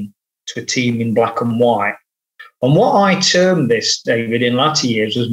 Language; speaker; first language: English; native; English